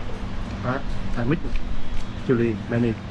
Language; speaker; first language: English; non-native, learner; Vietnamese